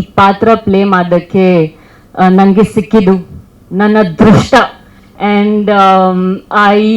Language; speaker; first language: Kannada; non-native, learner; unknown